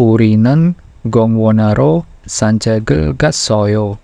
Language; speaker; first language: Korean; non-native, fluent; Indonesian